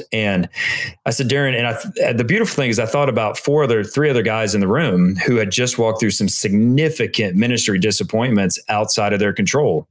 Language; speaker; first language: English; native; English